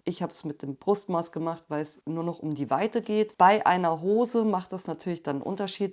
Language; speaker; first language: German; native; German